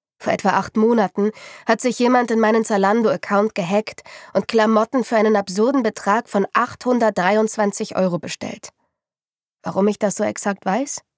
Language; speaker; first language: German; native; German